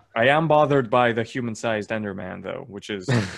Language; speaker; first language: English; non-native, fluent; Turkish